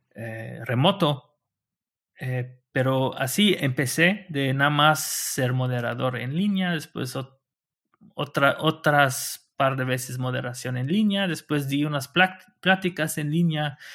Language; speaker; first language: Spanish; non-native, fluent; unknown